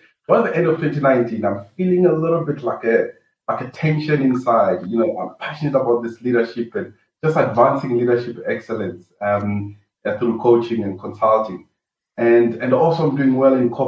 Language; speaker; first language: English; non-native, local second language; Venda